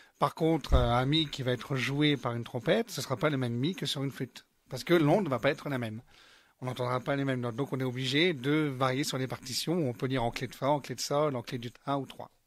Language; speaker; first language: French; native; French